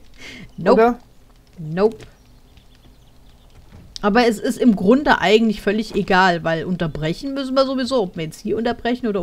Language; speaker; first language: German; native; German